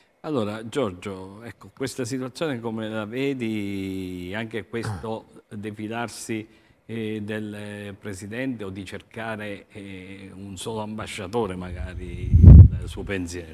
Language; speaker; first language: Italian; native; Italian